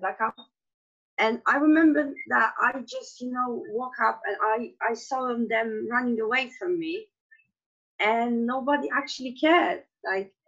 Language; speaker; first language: English; non-native, fluent; Polish